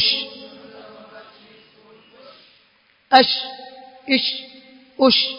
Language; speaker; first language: Arabic; non-native, learner; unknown